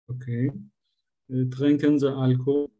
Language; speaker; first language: German; non-native, learner; Turkish